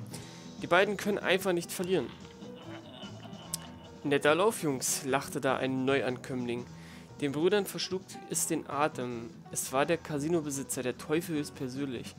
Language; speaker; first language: German; native; German